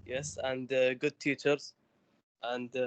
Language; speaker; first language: English; non-native, learner; Arabic